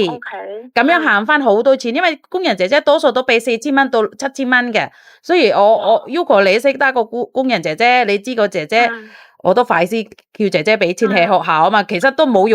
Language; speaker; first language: Cantonese; non-native, fluent; Indonesian